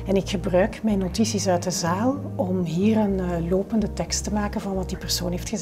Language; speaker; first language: Dutch; native; Dutch